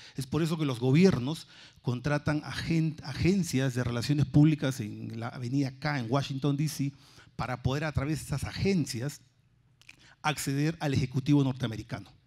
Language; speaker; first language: Spanish; native; Spanish